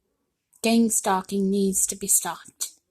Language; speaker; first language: English; native; English